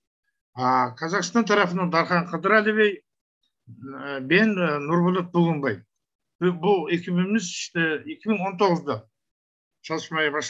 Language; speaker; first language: Turkish; non-native, learner; Kazakh